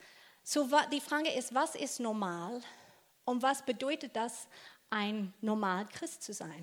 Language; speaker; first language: German; non-native, fluent; English